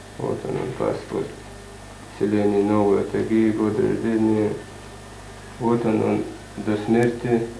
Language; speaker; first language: Russian; non-native, local second language; Chechen